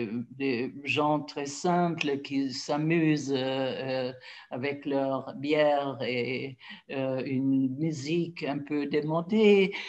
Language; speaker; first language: French; non-native, fluent; German